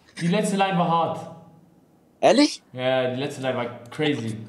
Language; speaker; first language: German; native; German